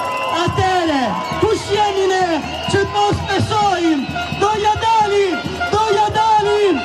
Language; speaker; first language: Albanian; early bilingual, heritage; Italian